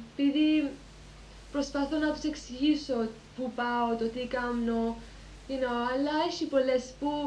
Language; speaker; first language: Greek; early bilingual, heritage; Greek